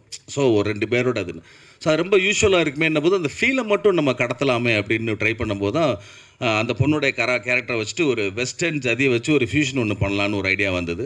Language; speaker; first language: Tamil; native; Tamil